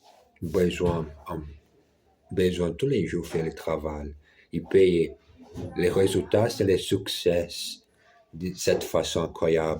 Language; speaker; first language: French; non-native, learner; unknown